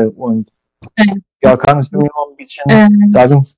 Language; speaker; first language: German; non-native, learner; Persian